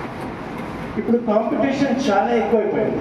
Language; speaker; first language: Telugu; non-native, fluent; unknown